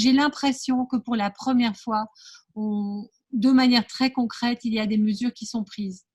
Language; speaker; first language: French; native; French